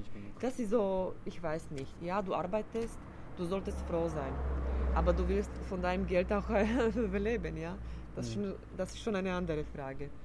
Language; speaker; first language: German; non-native, fluent; Slovak